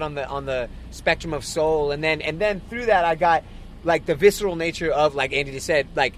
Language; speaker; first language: English; native; English